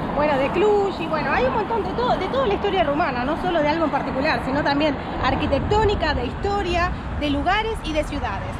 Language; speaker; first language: Spanish; native; Spanish